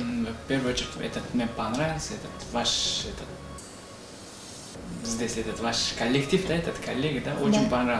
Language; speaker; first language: Russian; non-native, learner; Uzbek